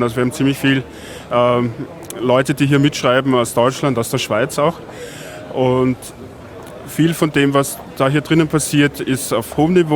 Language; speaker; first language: German; native; German